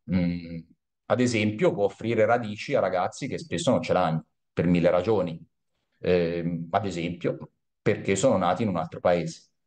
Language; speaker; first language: Italian; native; Italian